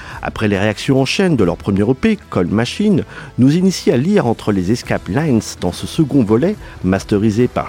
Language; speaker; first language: French; native; French